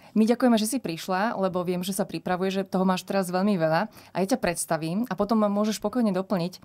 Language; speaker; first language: Slovak; native; Slovak